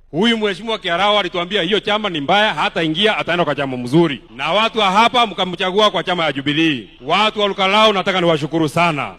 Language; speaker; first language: Swahili; non-native, local second language; Kikuyu